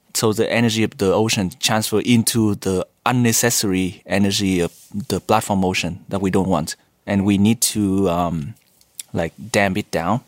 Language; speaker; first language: English; non-native, fluent; Vietnamese